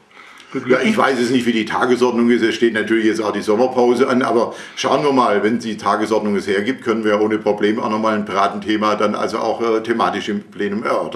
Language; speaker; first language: German; native; German